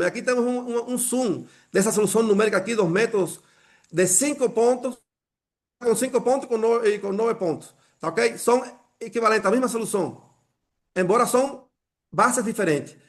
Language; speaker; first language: Portuguese; non-native, fluent; Spanish